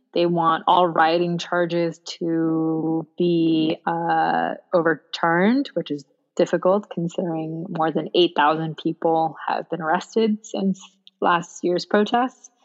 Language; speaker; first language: English; non-native, local second language; Cantonese